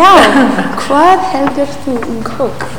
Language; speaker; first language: Icelandic; non-native, learner; English